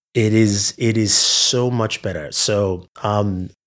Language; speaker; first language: English; non-native, local second language; Yoruba